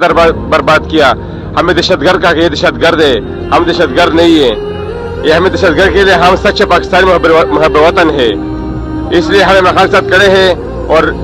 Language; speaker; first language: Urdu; non-native, local second language; Pashto